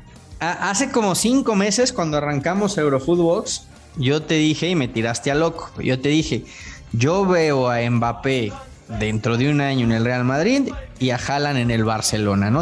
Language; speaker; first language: Spanish; native; Spanish